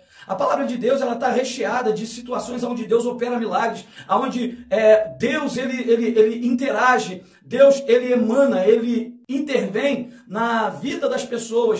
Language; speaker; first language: Portuguese; native; Portuguese